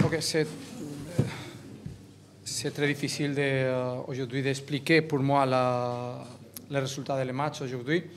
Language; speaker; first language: French; non-native, learner; Catalan